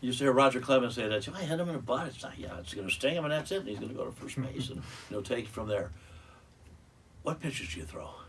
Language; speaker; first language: English; native; English